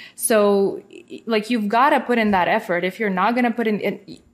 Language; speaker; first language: English; non-native, fluent; Russian